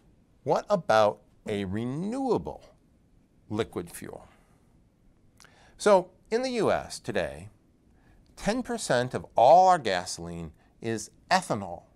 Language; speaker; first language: English; native; English